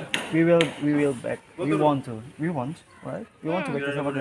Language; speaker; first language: English; non-native, learner; Indonesian